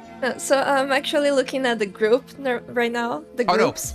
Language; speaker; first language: English; non-native, fluent; Portuguese